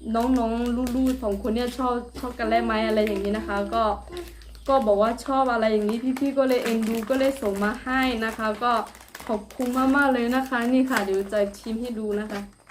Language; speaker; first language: Thai; non-native, local second language; Akha